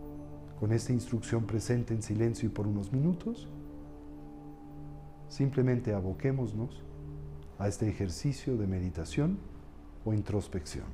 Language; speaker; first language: Spanish; native; Spanish